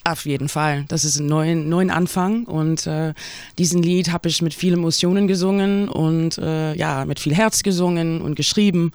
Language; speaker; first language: German; non-native, fluent; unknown